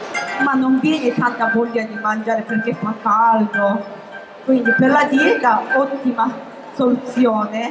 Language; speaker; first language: Italian; non-native, fluent; Japanese